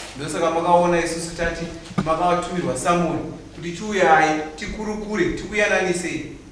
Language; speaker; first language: Shona; native; Shona